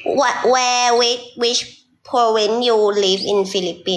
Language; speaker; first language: English; non-native, learner; Thai